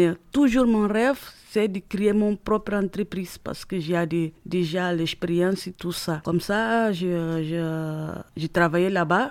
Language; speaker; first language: French; non-native, learner; Upper Guinea Crioulo